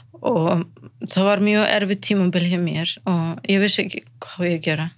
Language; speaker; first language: Icelandic; non-native, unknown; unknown